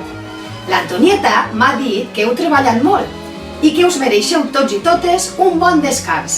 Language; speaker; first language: Catalan; native; Catalan